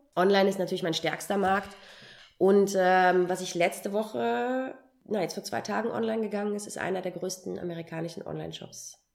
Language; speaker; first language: German; native; German